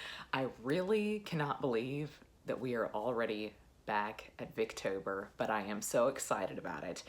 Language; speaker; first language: English; native; English